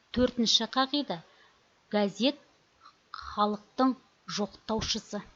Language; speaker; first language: Kazakh; native; Kazakh